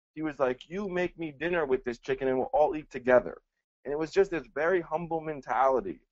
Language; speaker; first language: English; early bilingual, other home language; Spanish